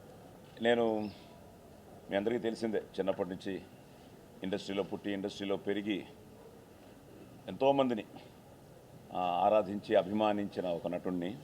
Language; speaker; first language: Telugu; native; Telugu